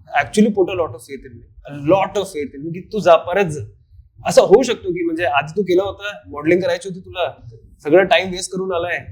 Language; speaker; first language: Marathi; non-native, fluent; Hindi